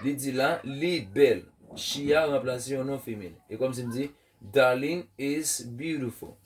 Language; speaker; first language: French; non-native, local second language; Haitian Creole